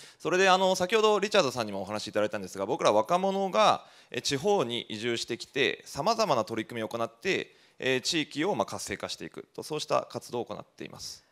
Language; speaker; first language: Japanese; native; Japanese